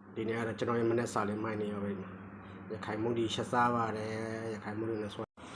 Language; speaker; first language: Burmese; non-native, local second language; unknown